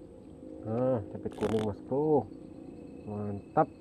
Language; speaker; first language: Indonesian; native; Indonesian